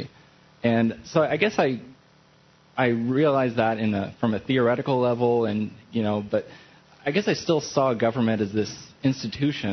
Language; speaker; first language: English; native; English